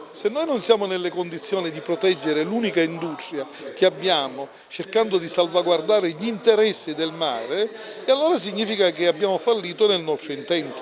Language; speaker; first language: Italian; native; Italian